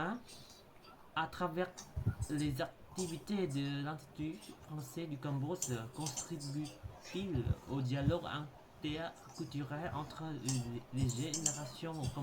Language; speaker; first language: French; non-native, learner; Khmer